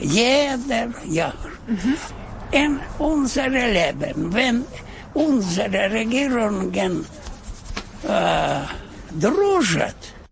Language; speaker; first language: German; non-native, learner; Russian